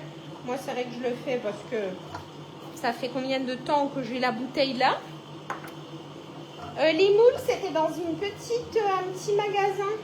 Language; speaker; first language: French; native; French